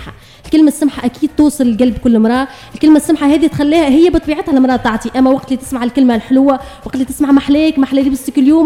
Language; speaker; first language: Arabic; native; Arabic